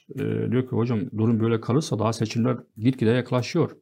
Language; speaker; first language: Turkish; non-native, fluent; Arabic